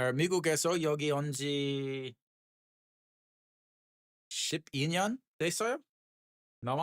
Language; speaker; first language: Korean; non-native, learner; English